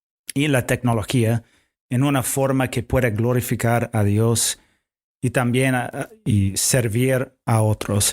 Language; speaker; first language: Spanish; non-native, fluent; English